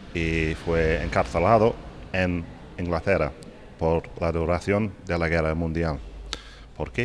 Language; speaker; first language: Spanish; non-native, fluent; English